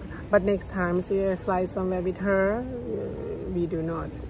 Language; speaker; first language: English; non-native, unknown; Thai